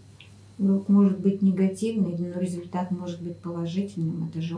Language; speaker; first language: Russian; native; Russian